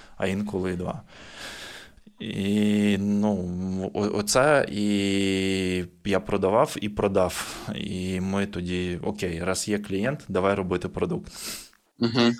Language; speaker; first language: Ukrainian; native; Ukrainian